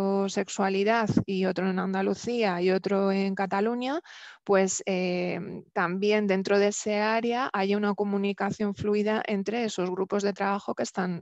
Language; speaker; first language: Spanish; native; Spanish